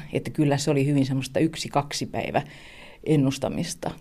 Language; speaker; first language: Finnish; native; Finnish